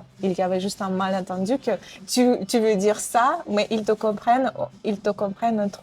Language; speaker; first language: French; non-native, fluent; Russian